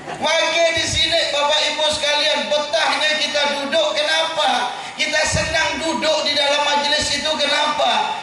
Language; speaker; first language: Malay; native; Malay